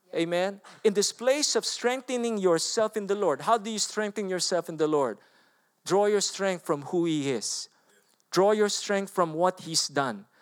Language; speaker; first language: English; non-native, local second language; Filipino